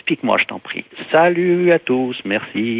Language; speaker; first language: French; native; French